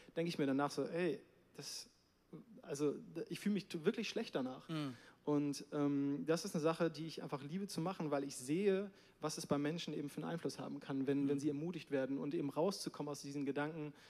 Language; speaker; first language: German; native; German